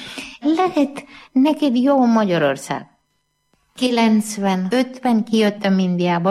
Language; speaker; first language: Hungarian; non-native, learner; Malayalam